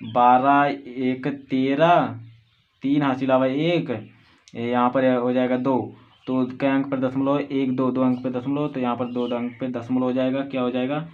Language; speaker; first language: Hindi; native; Hindi